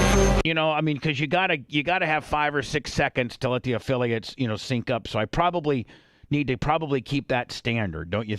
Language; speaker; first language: English; native; English